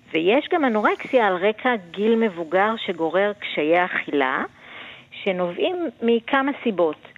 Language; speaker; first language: Hebrew; native; Hebrew